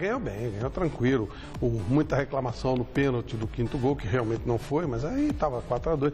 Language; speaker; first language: Portuguese; native; Portuguese